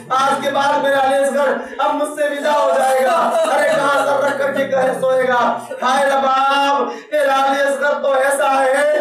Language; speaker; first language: Urdu; native; Urdu